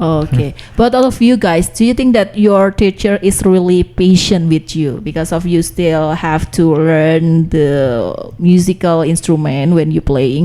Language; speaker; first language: English; non-native, learner; Indonesian